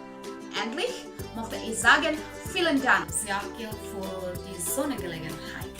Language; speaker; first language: German; non-native, learner; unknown